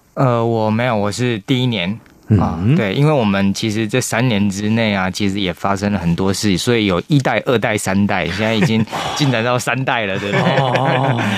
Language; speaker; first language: Chinese; non-native, local second language; Min Nan Chinese